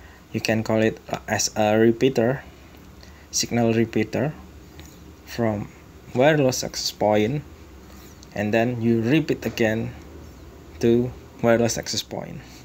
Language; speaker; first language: English; non-native, learner; Indonesian